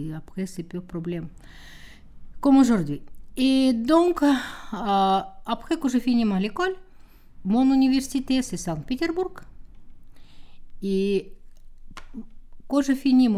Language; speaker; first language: French; non-native, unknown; Russian